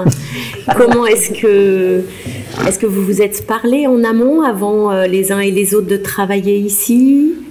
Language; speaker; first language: French; native; French